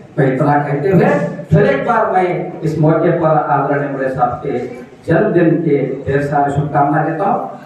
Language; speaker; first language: Hindi; non-native, local second language; Marathi